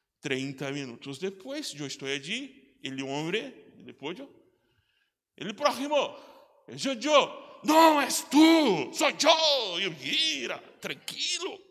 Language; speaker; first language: Spanish; non-native, learner; Portuguese